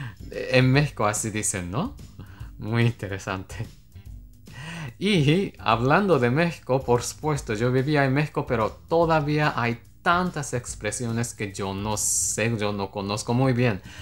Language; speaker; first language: Spanish; non-native, fluent; Japanese